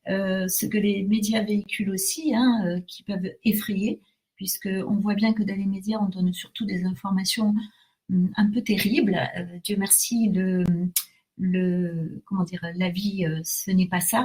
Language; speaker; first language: French; native; French